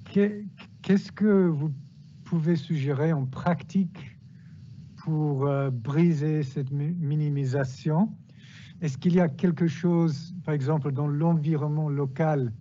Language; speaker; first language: French; non-native, fluent; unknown